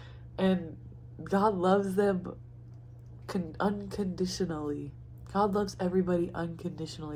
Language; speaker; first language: English; native; English